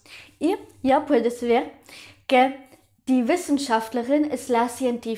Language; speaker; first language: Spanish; non-native, fluent; German